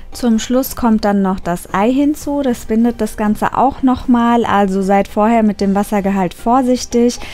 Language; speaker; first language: German; early bilingual, other home language; Turkish